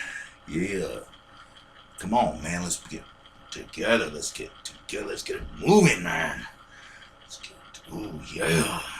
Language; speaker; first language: English; native; English